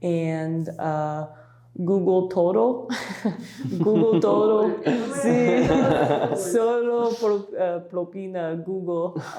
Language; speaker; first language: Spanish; non-native, learner; English